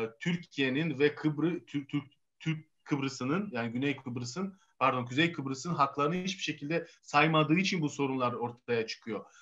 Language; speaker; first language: Turkish; non-native, fluent; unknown